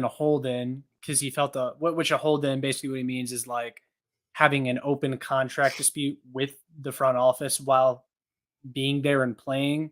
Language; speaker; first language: English; native; English